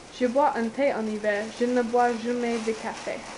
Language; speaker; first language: French; non-native, learner; English